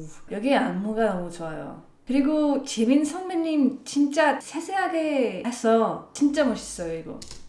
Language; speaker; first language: Korean; non-native, learner; English